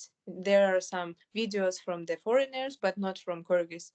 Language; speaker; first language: English; non-native, fluent; Kyrgyz